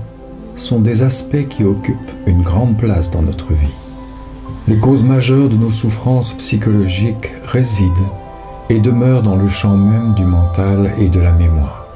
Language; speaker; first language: French; native; French